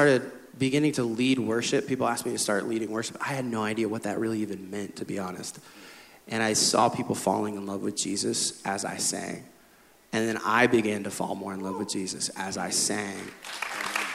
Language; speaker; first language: English; native; English